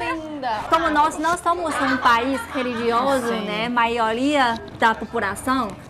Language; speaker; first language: Portuguese; non-native, fluent; Chinese